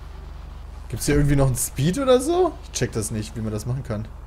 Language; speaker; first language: German; native; German